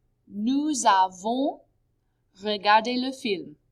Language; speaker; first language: French; non-native, fluent; English